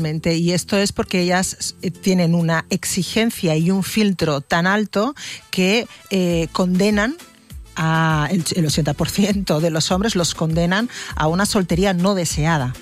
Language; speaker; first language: Spanish; native; Spanish